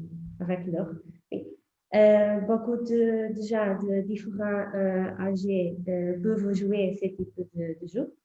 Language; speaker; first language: French; non-native, learner; Portuguese